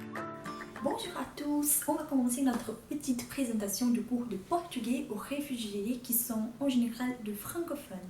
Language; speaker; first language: French; non-native, fluent; Portuguese